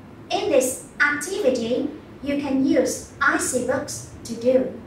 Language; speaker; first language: English; non-native, fluent; Vietnamese